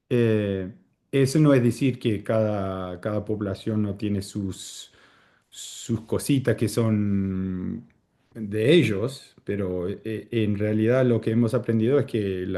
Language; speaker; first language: Spanish; early bilingual, heritage; Spanish